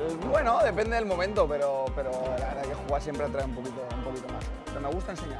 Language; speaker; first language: Spanish; native; Spanish